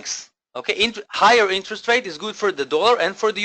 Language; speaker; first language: English; non-native, fluent; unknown